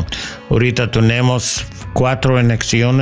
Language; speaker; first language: Spanish; non-native, learner; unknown